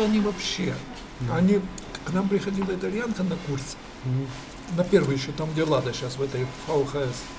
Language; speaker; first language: Russian; native; Russian